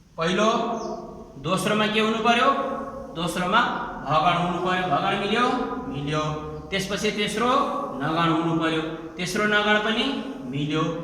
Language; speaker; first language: Nepali; native; Nepali